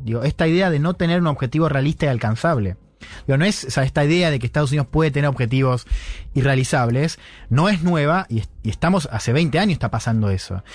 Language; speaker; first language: Spanish; native; Spanish